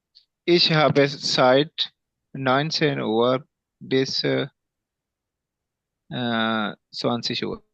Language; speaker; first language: German; non-native, learner; Urdu